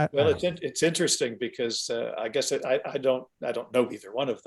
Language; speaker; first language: English; native; English